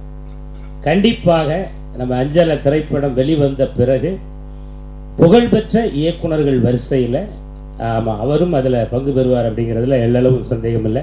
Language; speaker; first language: Tamil; native; Tamil